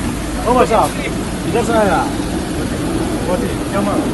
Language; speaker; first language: Hindi; non-native, local second language; Khasi